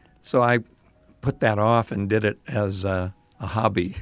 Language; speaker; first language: English; native; English